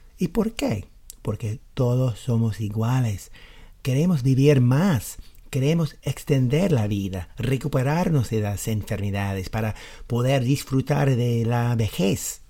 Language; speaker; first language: Spanish; non-native, fluent; English